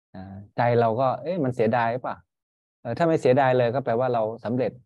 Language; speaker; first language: Thai; native; Thai